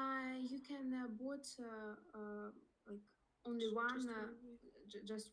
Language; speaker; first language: English; non-native, learner; Russian